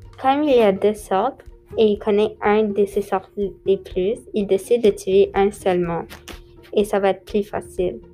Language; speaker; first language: French; non-native, local second language; English